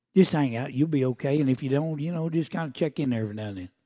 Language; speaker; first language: English; native; English